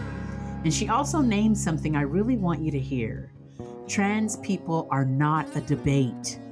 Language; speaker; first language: English; native; English